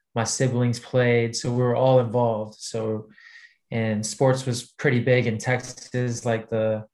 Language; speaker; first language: English; native; English